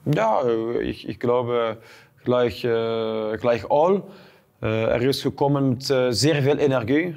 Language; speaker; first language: German; non-native, learner; Dutch